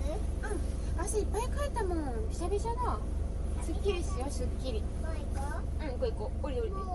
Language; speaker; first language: Japanese; native; Japanese